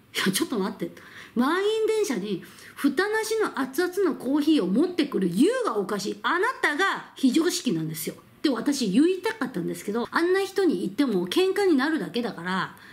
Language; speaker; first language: Japanese; non-native, fluent; Korean